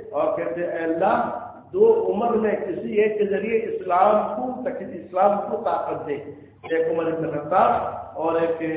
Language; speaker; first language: Urdu; native; Urdu